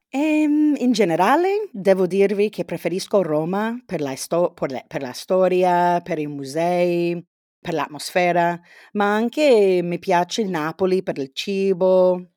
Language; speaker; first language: Italian; non-native, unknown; English